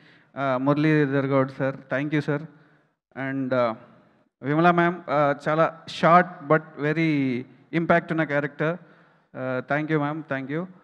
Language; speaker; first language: Telugu; native; Telugu